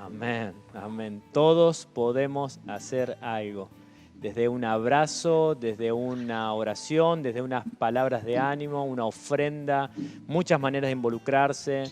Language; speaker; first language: Spanish; native; Spanish